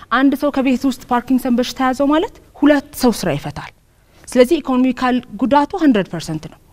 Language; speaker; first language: Amharic; native; Amharic